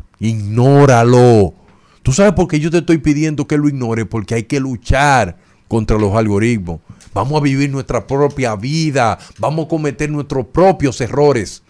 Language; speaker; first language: Spanish; native; Spanish